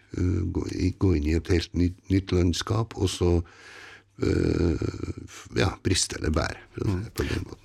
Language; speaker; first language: Norwegian; native; Norwegian